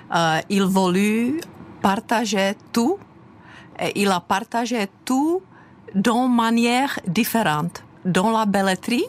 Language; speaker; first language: French; non-native, fluent; Czech